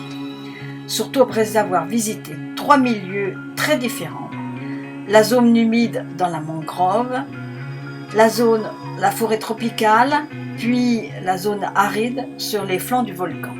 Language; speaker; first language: French; native; French